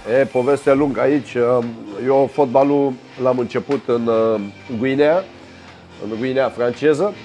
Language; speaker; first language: Romanian; early bilingual, heritage; Romanian